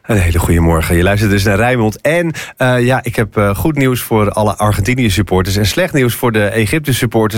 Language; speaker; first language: Dutch; native; Dutch